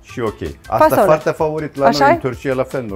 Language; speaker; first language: Romanian; non-native, learner; Turkish